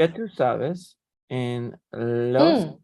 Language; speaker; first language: Spanish; non-native, learner; English